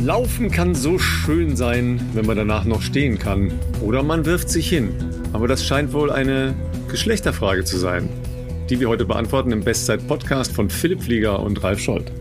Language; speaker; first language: German; native; German